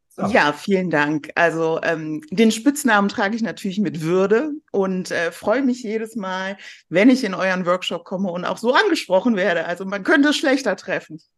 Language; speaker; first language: German; early bilingual, other home language; Persian